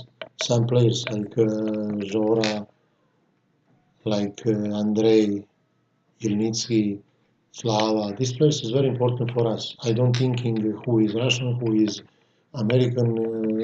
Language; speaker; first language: English; non-native, fluent; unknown